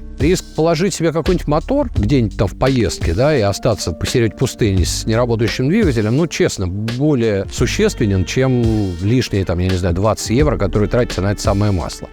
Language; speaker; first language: Russian; native; Russian